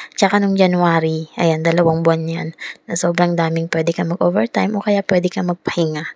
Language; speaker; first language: Filipino; native; Filipino